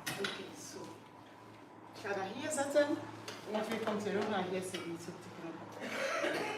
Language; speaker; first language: Dutch; non-native, fluent; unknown